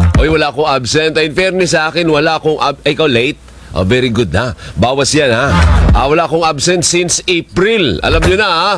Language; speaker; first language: Filipino; non-native, local second language; Hiligaynon